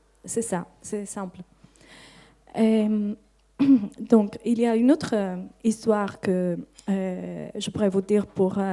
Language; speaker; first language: French; non-native, fluent; Greek